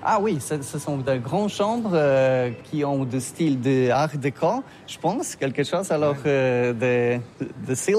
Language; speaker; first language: French; non-native, learner; Polish